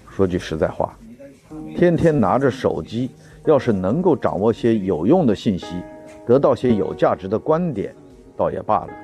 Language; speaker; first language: Chinese; native; Chinese